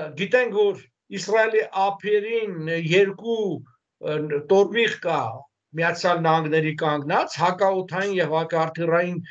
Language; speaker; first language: Armenian; native; Armenian